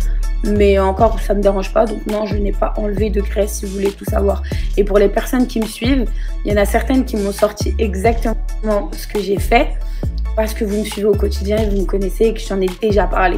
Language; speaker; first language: French; native; French